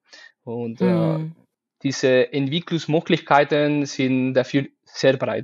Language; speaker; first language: German; non-native, learner; Spanish